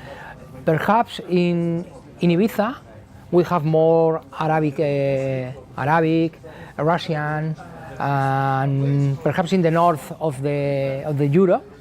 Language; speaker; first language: English; non-native, learner; Spanish